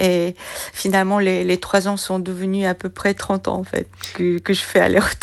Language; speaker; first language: French; non-native, fluent; Korean